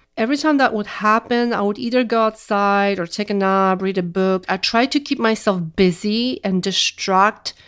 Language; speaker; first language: English; non-native, fluent; Polish